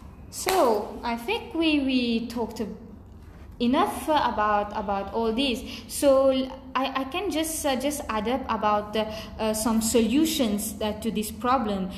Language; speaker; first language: English; non-native, local second language; Morisyen